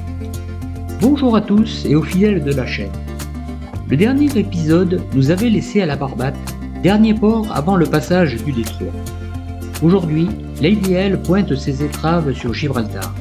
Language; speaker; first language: French; native; French